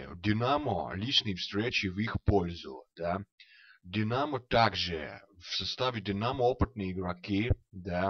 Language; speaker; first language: Russian; non-native, fluent; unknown